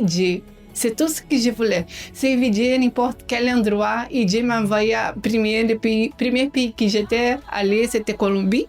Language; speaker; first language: French; non-native, learner; Portuguese